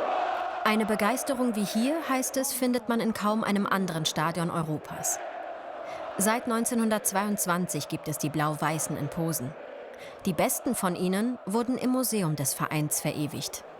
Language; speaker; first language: German; native; German